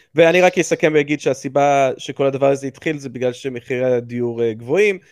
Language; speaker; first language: Hebrew; non-native, fluent; English